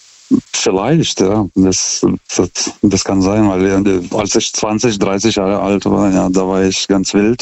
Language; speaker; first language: German; non-native, fluent; Lithuanian